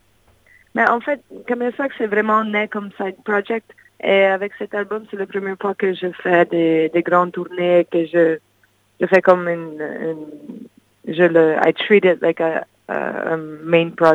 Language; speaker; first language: French; non-native, fluent; English